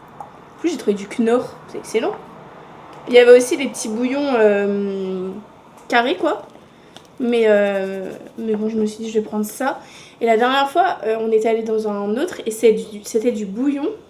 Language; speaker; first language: French; native; French